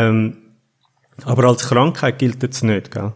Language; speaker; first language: German; native; German